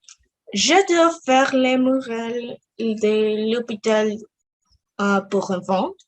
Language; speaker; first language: French; non-native, learner; Spanish